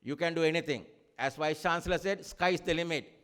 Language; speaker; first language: English; non-native, local second language; Sinhala